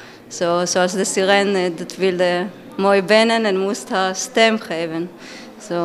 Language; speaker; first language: Dutch; non-native, fluent; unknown